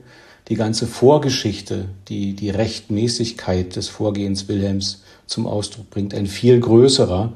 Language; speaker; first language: German; native; German